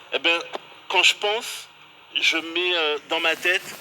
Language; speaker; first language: French; native; French